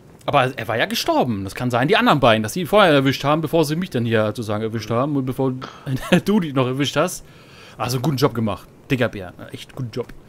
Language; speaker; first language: German; native; German